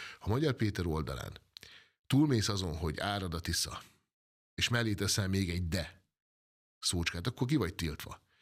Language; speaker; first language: Hungarian; native; Hungarian